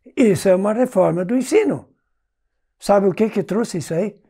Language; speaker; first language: Portuguese; non-native, local second language; German